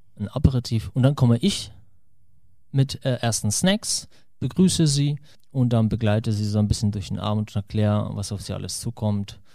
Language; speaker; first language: German; non-native, fluent; Russian